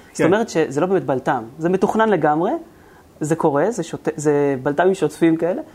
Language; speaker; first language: Hebrew; native; Hebrew